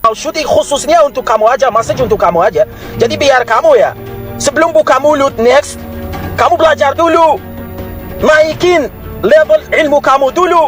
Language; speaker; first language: Indonesian; non-native, fluent; Arabic